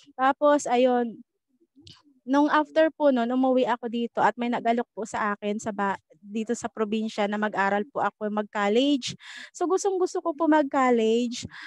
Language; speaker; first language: Filipino; non-native, local second language; Bikol